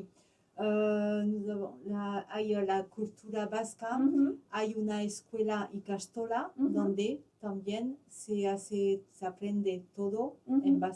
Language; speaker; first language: Spanish; non-native, local second language; French